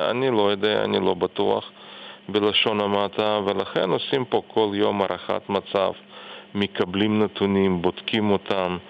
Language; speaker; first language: Hebrew; non-native, fluent; Russian